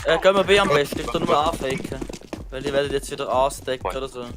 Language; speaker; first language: German; native; German